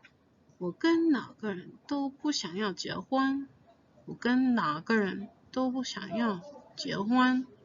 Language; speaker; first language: Chinese; non-native, fluent; English